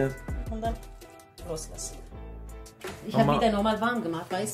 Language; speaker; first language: German; non-native, learner; Kurdish